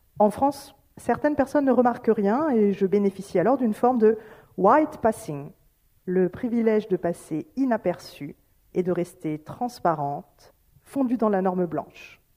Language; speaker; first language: French; native; French